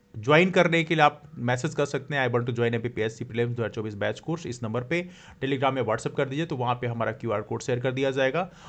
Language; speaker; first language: Hindi; native; Hindi